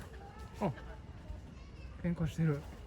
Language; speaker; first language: Japanese; native; Japanese